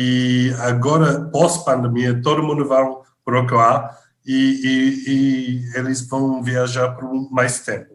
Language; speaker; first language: Portuguese; non-native, fluent; English